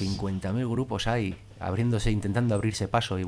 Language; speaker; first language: Spanish; native; Spanish